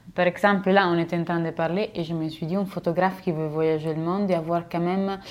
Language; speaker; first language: French; non-native, fluent; Italian